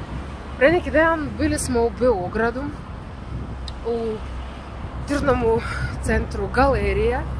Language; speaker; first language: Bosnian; non-native, learner; Russian